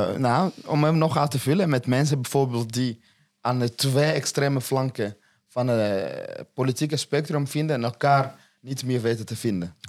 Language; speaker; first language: Dutch; non-native, fluent; Swahili